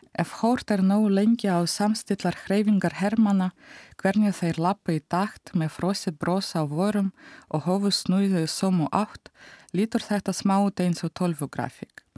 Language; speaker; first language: Icelandic; non-native, fluent; Russian